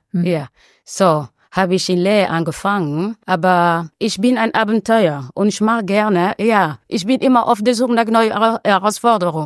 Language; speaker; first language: German; non-native, learner; French